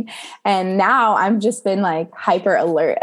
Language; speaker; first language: English; native; English